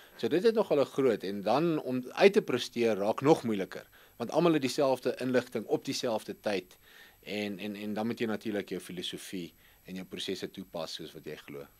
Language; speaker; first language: Afrikaans; native; Afrikaans